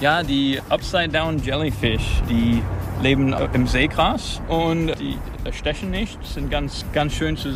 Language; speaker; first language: German; native; German